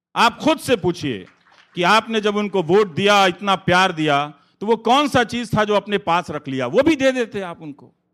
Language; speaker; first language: Hindi; native; Hindi